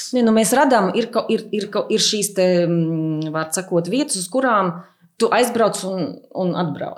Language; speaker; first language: Latvian; native; Latvian